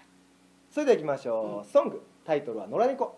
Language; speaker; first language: Japanese; native; Japanese